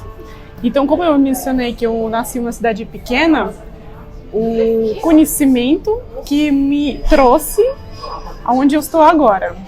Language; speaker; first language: Portuguese; non-native, fluent; Russian